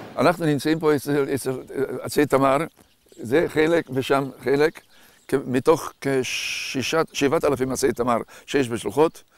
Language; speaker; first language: Hebrew; non-native, fluent; Hungarian